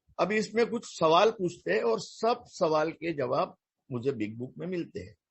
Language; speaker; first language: Hindi; non-native, local second language; Marathi